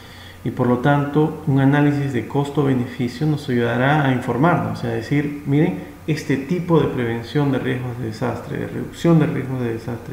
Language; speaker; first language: Spanish; native; Spanish